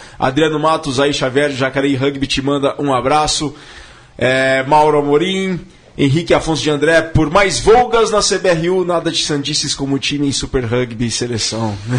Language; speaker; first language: Portuguese; native; Portuguese